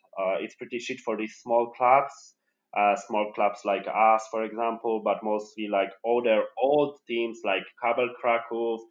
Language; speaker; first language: English; non-native, fluent; Polish